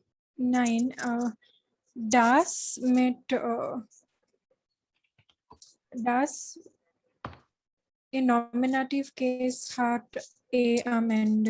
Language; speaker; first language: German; non-native, learner; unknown